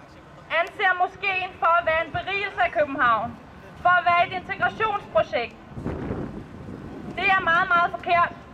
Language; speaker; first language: Danish; early bilingual, other home language; Persian